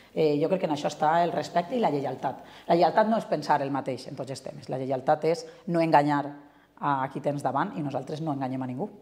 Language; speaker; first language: Catalan; native; Catalan